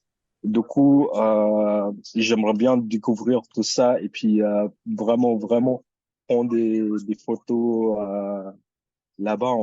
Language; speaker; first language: French; early bilingual, other home language; Filipino